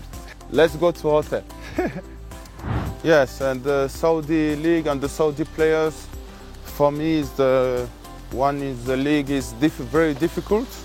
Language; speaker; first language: English; non-native, learner; French